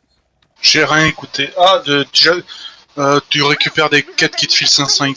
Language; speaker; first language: French; native; French